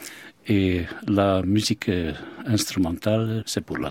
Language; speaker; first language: French; non-native, fluent; Hungarian